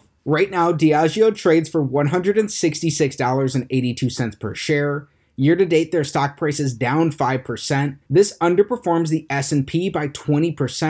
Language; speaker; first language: English; native; English